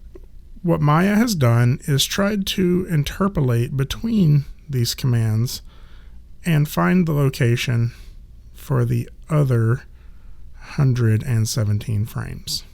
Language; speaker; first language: English; native; English